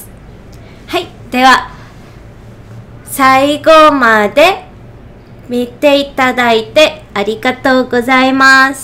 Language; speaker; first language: Japanese; non-native, learner; Portuguese